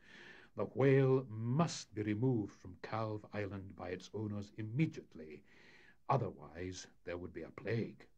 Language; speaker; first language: English; native; English